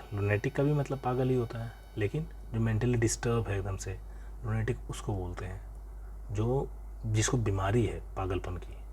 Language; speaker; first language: Hindi; native; Hindi